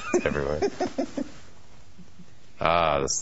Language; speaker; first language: English; native; English